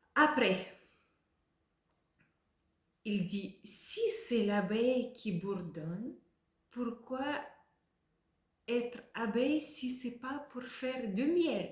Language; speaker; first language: French; non-native, fluent; Russian